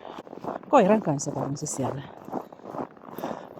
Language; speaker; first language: Finnish; non-native, learner; Bikol